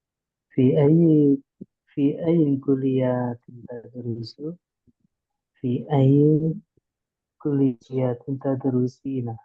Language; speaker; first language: Arabic; non-native, learner; Indonesian